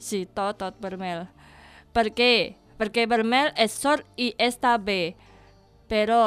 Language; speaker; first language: Catalan; non-native, learner; Indonesian